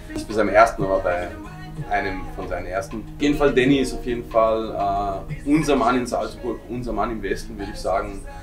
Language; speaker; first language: German; early bilingual, other home language; Serbian